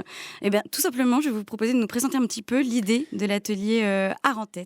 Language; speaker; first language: French; native; French